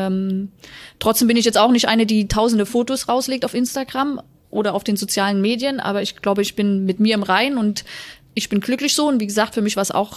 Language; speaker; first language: German; native; German